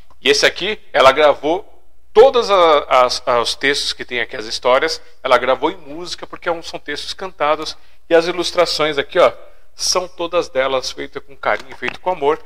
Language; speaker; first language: Portuguese; native; Portuguese